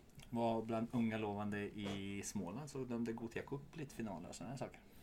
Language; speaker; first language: Swedish; non-native, fluent; Bosnian